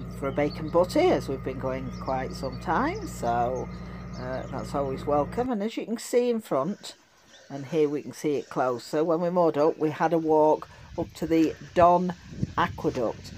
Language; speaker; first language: English; native; English